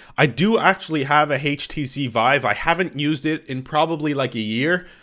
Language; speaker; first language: English; native; English